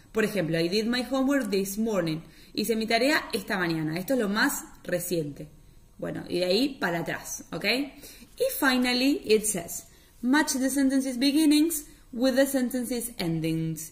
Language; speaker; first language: English; non-native, fluent; Spanish